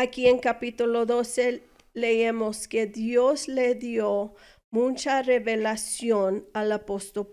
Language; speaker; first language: Spanish; non-native, fluent; English